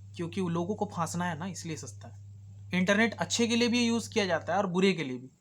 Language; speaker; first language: Hindi; native; Hindi